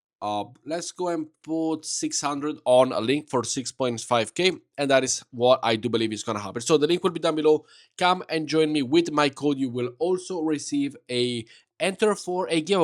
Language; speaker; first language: English; non-native, fluent; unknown